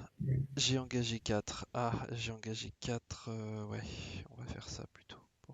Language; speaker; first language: French; native; French